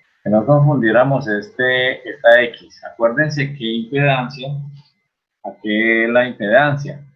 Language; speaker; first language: Spanish; native; Spanish